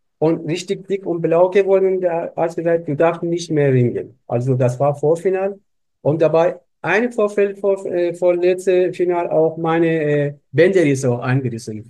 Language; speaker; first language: German; non-native, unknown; Persian